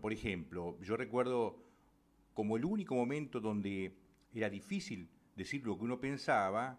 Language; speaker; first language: Spanish; native; Spanish